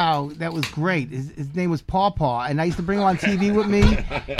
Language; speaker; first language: English; native; English